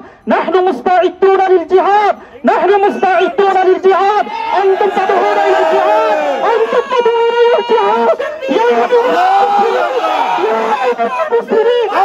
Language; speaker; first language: Arabic; non-native, learner; Bangla